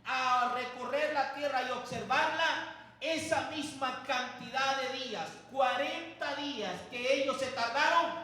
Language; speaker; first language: Spanish; native; Spanish